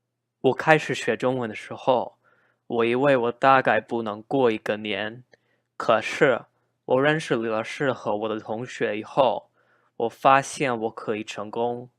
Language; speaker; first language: Chinese; non-native, learner; English